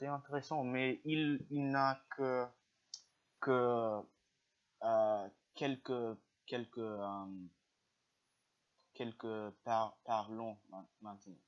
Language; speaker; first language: French; non-native, learner; English